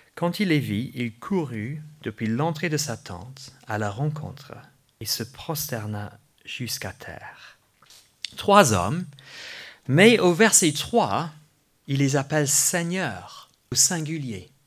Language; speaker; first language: French; non-native, fluent; English